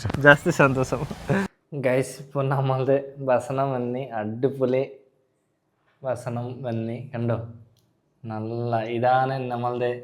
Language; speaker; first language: Malayalam; non-native, learner; Bangla